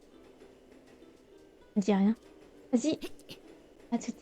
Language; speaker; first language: French; native; French